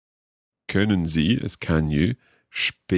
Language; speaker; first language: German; non-native, learner; English